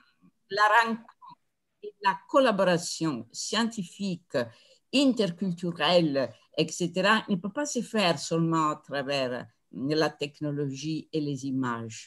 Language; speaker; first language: French; non-native, fluent; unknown